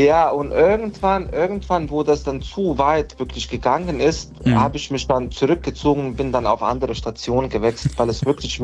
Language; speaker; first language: German; non-native, fluent; Bosnian